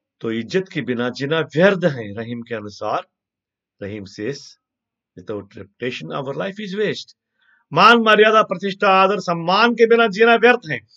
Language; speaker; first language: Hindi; non-native, local second language; Telugu